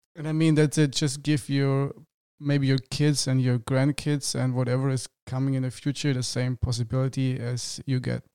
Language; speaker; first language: English; non-native, fluent; German